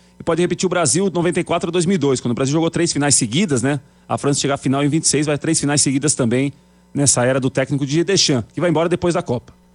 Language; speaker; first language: Portuguese; native; Portuguese